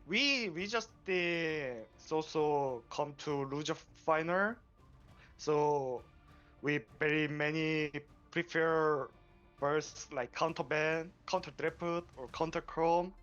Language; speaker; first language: English; non-native, learner; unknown